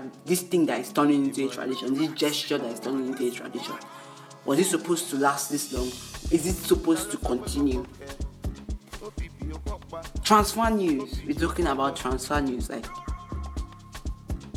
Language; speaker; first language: English; non-native, local second language; Yoruba